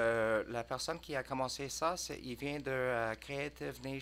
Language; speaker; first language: French; non-native, learner; English